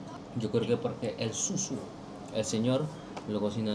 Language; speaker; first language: Spanish; non-native, learner; Indonesian